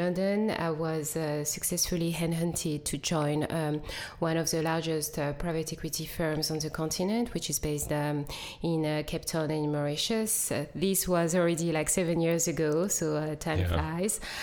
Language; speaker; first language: English; non-native, fluent; French